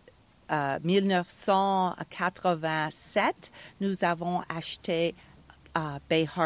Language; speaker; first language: French; non-native, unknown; English